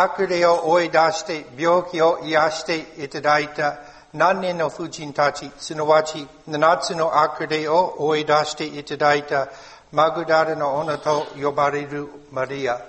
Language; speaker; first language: Japanese; non-native, learner; English